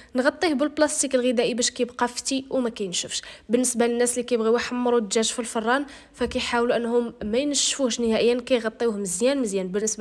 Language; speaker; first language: Arabic; native; Arabic